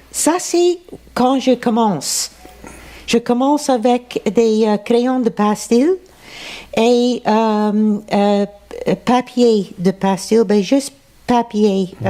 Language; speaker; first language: French; non-native, local second language; English